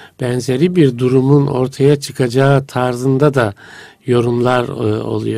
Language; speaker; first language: Turkish; native; Turkish